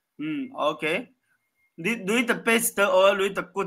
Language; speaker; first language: English; non-native, learner; Chinese